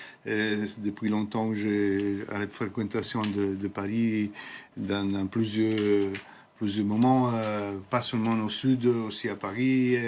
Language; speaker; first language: French; non-native, fluent; Italian